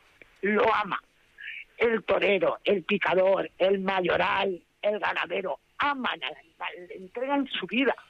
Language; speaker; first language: Spanish; native; Spanish